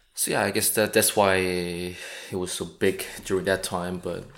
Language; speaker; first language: English; non-native, fluent; Korean